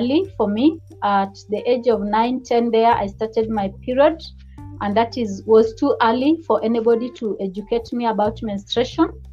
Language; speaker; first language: English; non-native, local second language; Luyia